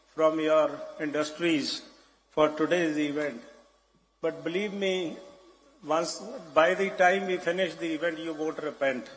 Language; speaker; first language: English; non-native, local second language; Punjabi